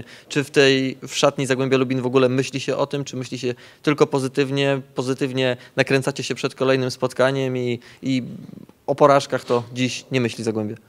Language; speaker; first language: Polish; native; Polish